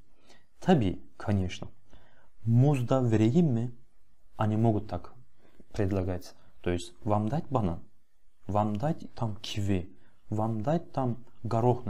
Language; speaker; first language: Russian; non-native, fluent; Turkish